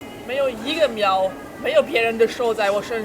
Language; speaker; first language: Chinese; non-native, fluent; German